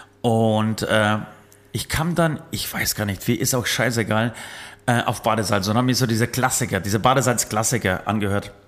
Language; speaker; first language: German; early bilingual, other home language; Polish